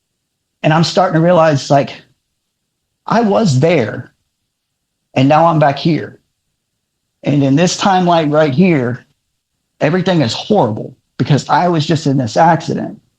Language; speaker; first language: English; native; English